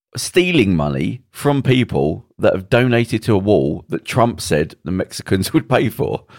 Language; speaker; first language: English; native; English